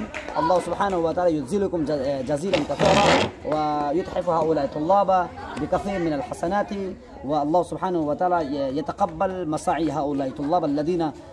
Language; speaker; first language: Arabic; non-native, fluent; Urdu